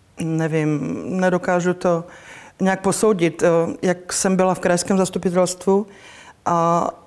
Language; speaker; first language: Czech; native; Czech